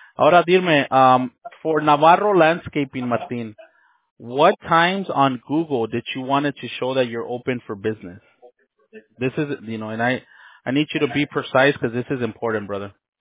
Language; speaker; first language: English; early bilingual, other home language; Spanish